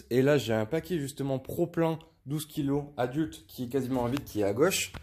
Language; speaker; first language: French; native; French